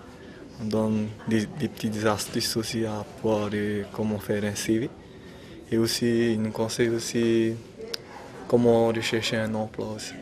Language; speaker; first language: French; non-native, local second language; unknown